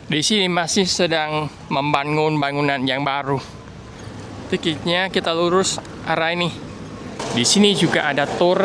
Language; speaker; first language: Indonesian; non-native, fluent; Vietnamese